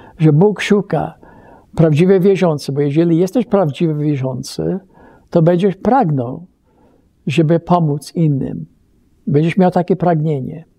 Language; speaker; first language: Polish; early bilingual, heritage; Polish